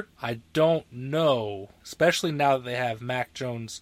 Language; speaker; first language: English; native; English